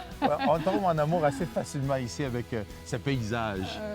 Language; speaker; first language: French; native; French